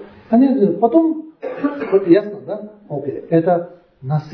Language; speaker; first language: Russian; non-native, learner; Tibetan